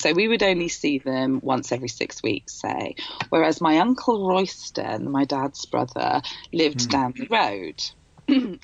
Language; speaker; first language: English; native; English